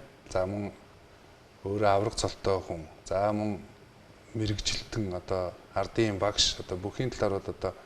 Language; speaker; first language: Mongolian; native; Mongolian